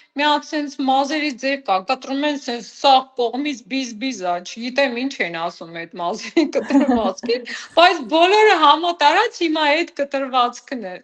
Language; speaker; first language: Armenian; native; Armenian